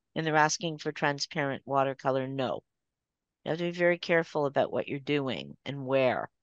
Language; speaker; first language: English; native; English